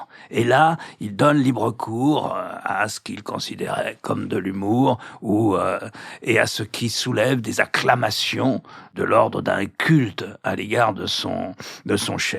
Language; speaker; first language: French; native; French